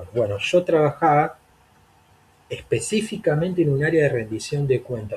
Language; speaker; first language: Spanish; native; Spanish